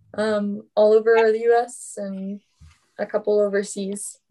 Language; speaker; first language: English; native; English